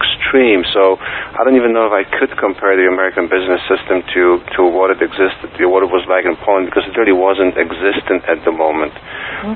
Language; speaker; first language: English; non-native, fluent; Polish